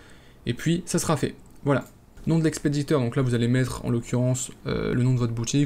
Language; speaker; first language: French; native; French